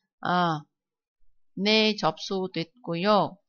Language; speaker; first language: Korean; non-native, fluent; Vietnamese